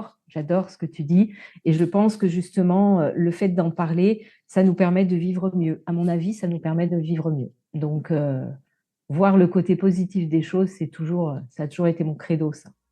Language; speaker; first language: French; native; French